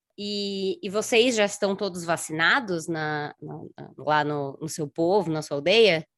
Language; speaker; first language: Portuguese; native; Portuguese